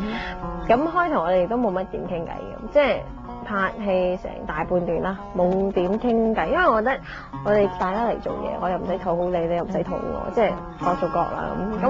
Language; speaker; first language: Cantonese; early bilingual, heritage; Cantonese